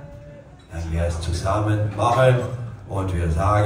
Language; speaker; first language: German; non-native, fluent; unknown